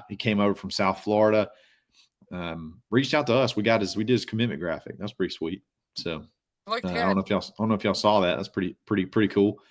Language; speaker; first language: English; native; English